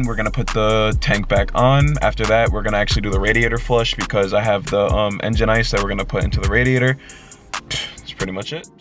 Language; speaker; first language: English; native; English